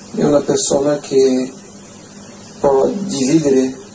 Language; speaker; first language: Italian; non-native, fluent; Portuguese